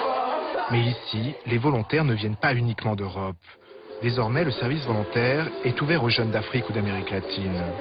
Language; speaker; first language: French; native; French